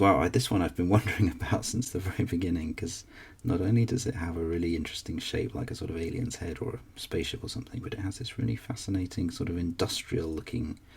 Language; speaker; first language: English; native; English